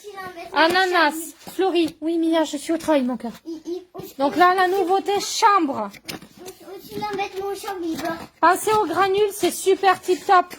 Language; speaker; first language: French; native; French